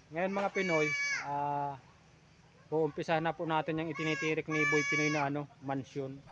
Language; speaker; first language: Filipino; non-native, local second language; Bikol